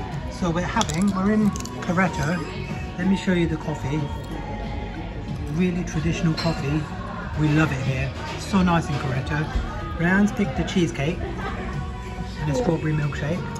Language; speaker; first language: English; early bilingual, other home language; Hindi